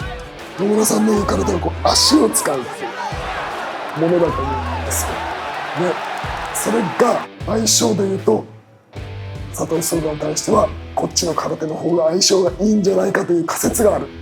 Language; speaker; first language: Japanese; native; Japanese